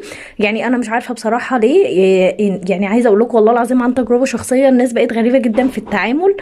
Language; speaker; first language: Arabic; native; Arabic